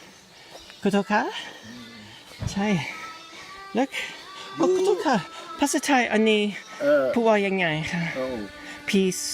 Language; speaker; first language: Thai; non-native, learner; English